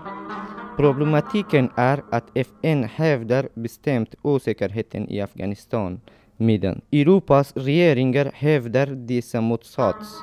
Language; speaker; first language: Swedish; non-native, learner; Persian